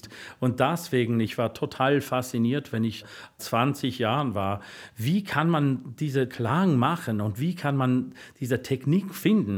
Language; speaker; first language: German; non-native, fluent; English